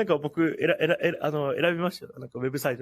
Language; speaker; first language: Japanese; native; Japanese